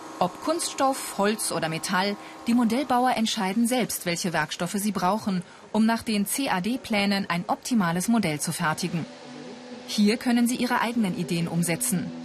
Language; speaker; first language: German; native; German